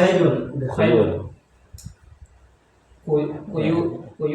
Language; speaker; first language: Arabic; non-native, learner; Indonesian